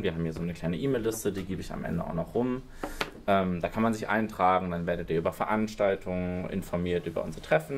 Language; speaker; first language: German; native; German